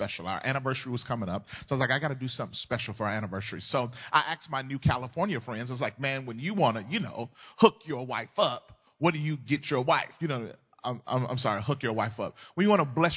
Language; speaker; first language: English; native; English